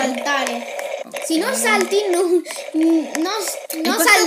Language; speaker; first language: Italian; non-native, learner; Spanish